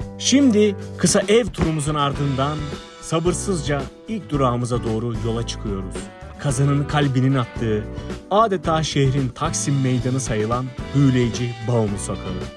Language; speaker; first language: Turkish; native; Turkish